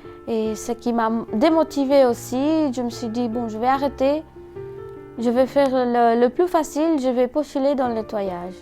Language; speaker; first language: French; non-native, fluent; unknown